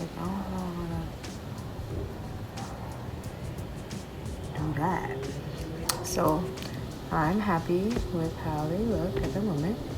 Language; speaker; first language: English; native; English